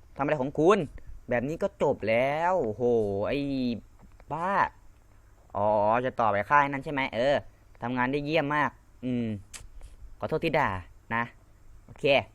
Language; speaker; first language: Thai; non-native, local second language; Lao